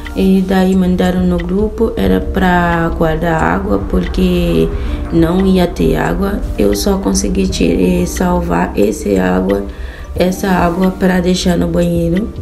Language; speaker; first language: Portuguese; non-native, fluent; Haitian Creole